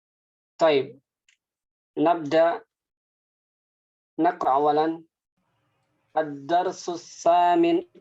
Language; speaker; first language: Arabic; non-native, fluent; Indonesian